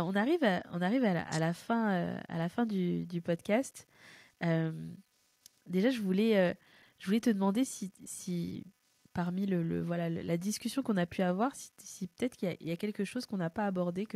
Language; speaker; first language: French; native; French